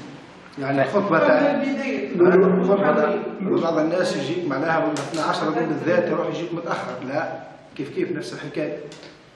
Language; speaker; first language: Arabic; native; Arabic